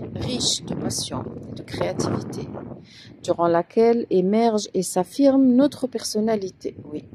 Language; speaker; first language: French; non-native, local second language; Arabic